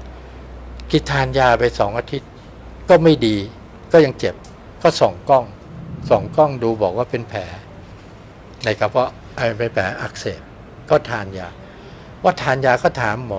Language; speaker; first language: Thai; native; Thai